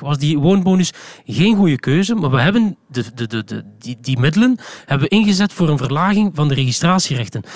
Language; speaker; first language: Dutch; native; Dutch